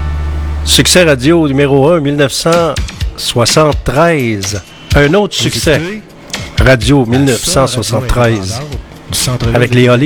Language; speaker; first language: French; native; French